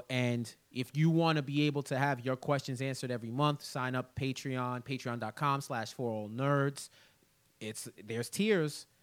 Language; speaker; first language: English; early bilingual, other home language; Haitian Creole